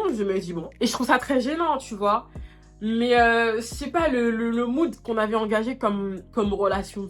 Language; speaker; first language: French; native; French